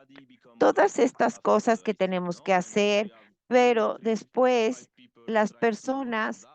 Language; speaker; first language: Spanish; non-native, fluent; Portuguese